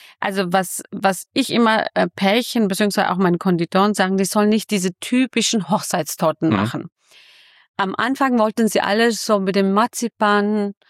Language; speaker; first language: German; non-native, fluent; Kurdish